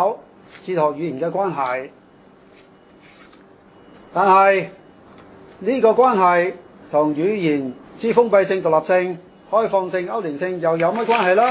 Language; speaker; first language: Chinese; non-native, local second language; Cantonese